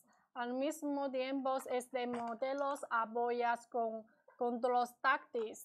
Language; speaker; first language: Spanish; non-native, learner; Chinese